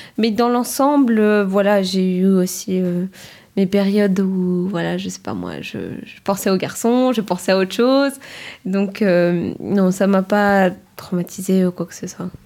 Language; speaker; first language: French; early bilingual, other home language; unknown